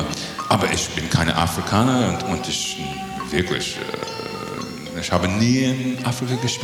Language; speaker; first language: German; non-native, learner; English